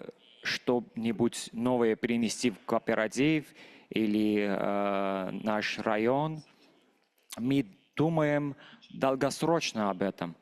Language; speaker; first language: Russian; non-native, local second language; Armenian